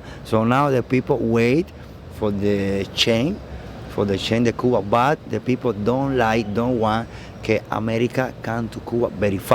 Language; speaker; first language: English; non-native, learner; Spanish